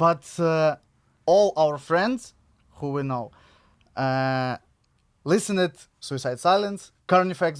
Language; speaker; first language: English; non-native, learner; Russian